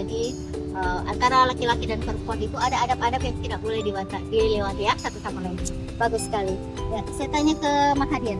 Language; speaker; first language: Indonesian; native; Indonesian